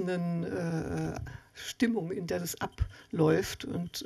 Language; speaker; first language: German; native; German